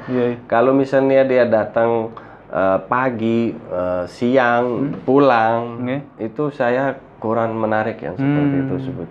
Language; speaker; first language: Indonesian; non-native, fluent; Arabic